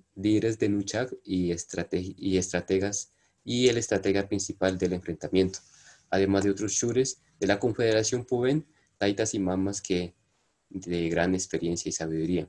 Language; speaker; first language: Spanish; non-native, local second language; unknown